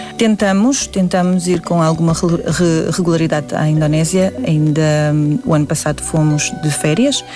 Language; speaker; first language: Portuguese; early bilingual, heritage; Indonesian